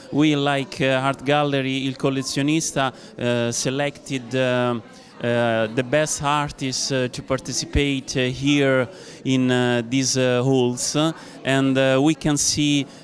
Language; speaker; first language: English; non-native, fluent; Italian